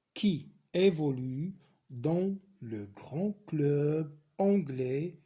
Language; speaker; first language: French; non-native, local second language; Arabic